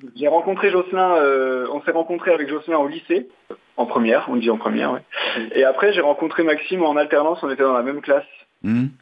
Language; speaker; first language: French; native; French